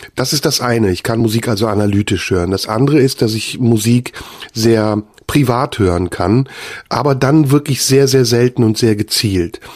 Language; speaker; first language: German; native; German